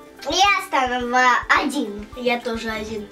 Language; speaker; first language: Russian; early bilingual, heritage; Russian